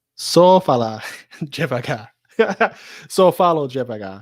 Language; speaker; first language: Portuguese; non-native, learner; English